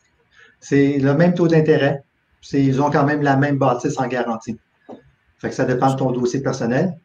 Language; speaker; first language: French; native; French